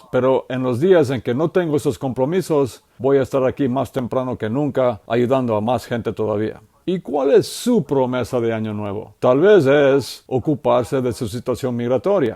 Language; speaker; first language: Spanish; native; Spanish